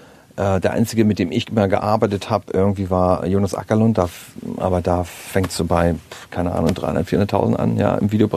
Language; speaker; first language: German; native; German